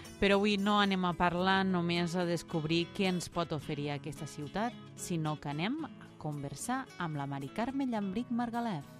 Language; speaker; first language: Catalan; native; Catalan